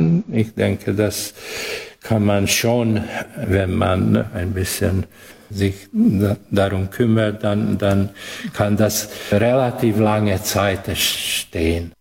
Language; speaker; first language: German; non-native, local second language; Hungarian